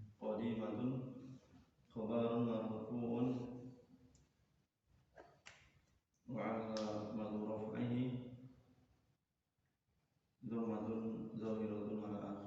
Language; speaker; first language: Arabic; non-native, learner; Indonesian